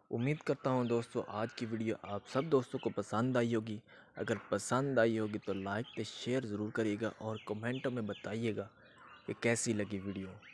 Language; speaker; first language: Urdu; non-native, local second language; Punjabi